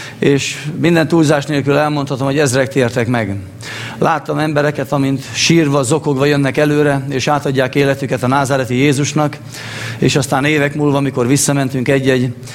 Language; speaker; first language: Hungarian; native; Hungarian